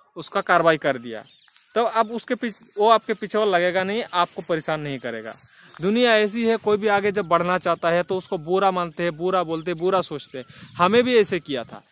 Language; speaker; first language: Hindi; non-native, local second language; Bangla